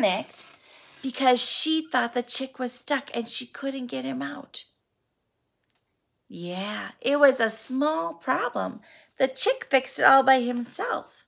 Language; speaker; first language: English; native; English